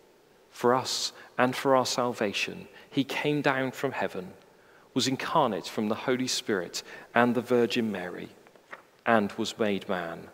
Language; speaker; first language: English; native; English